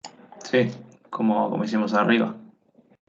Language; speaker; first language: Spanish; native; Spanish